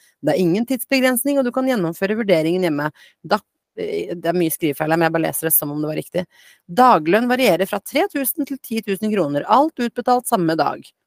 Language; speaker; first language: Norwegian; early bilingual, other home language; Bosnian